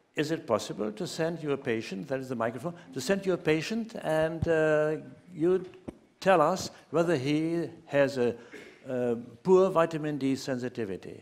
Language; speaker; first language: English; non-native, fluent; German